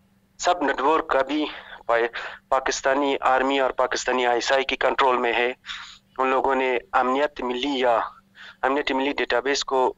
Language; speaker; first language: Hindi; non-native, learner; Persian